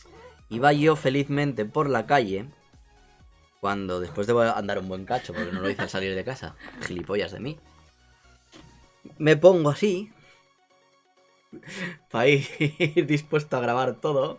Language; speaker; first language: Spanish; native; Spanish